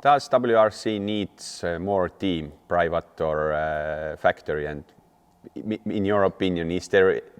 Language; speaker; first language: English; non-native, fluent; Estonian